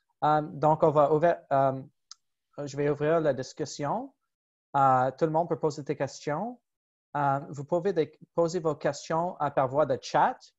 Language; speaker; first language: French; non-native, fluent; English